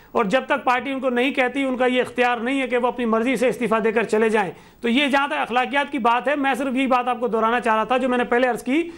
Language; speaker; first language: Urdu; native; Urdu